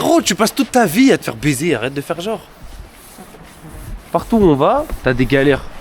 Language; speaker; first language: French; native; French